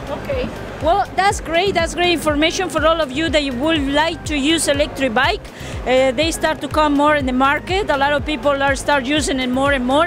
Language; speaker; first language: English; non-native, fluent; Spanish